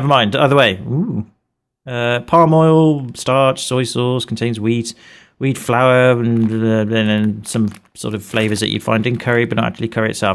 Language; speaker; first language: English; native; English